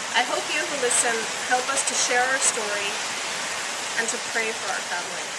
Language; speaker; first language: English; native; English